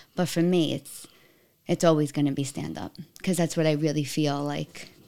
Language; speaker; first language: English; native; English